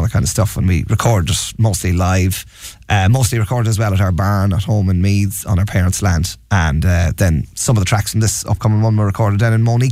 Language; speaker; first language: English; native; English